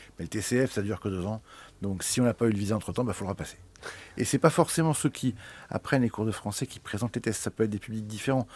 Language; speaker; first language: French; native; French